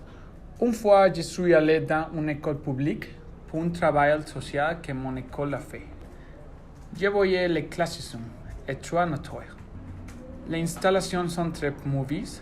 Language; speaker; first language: French; non-native, learner; Spanish